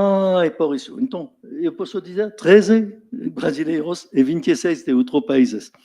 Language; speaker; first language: Portuguese; non-native, fluent; French